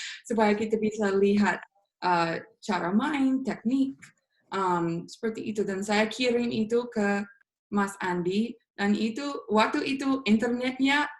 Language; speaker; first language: Indonesian; non-native, fluent; English